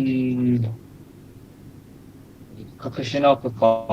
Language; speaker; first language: English; non-native, learner; Thai